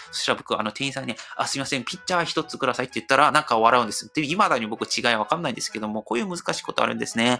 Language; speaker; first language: Japanese; non-native, fluent; Korean